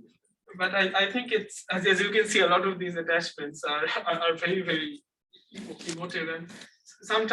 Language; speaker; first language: English; non-native, local second language; Bangla